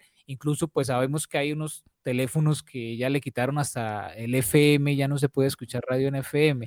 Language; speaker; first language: Spanish; native; Spanish